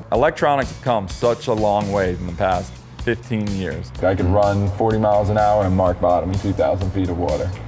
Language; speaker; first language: English; native; English